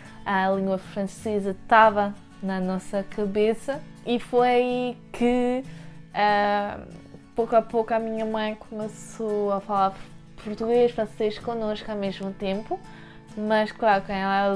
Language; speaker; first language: Portuguese; early bilingual, heritage; French